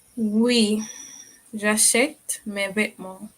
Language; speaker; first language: French; non-native, learner; English